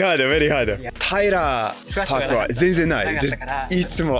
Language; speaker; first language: Japanese; non-native, learner; English